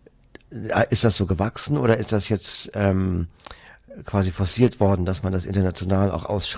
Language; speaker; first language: German; native; German